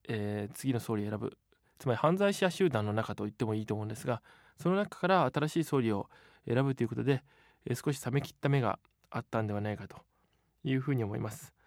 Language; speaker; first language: Japanese; native; Japanese